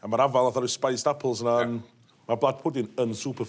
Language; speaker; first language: Welsh; native; Welsh